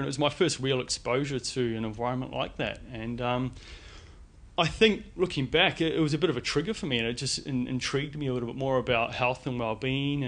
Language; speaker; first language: English; native; English